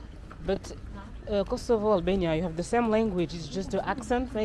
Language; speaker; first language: English; non-native, learner; French